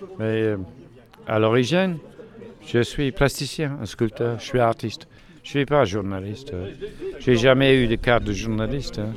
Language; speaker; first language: French; non-native, fluent; English